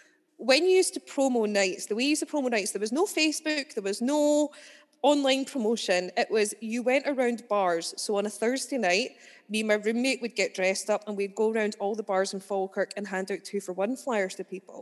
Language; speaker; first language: English; native; English